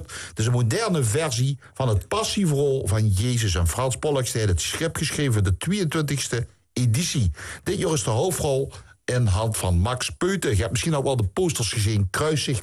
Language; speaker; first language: Dutch; native; Dutch